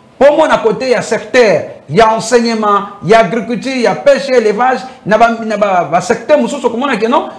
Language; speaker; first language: Lingala; non-native, local second language; Mongo